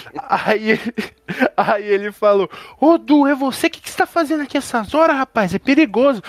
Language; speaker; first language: Portuguese; native; Portuguese